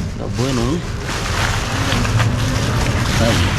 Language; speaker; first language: Spanish; non-native, learner; Filipino